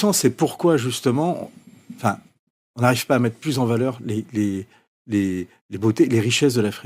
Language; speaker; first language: French; native; French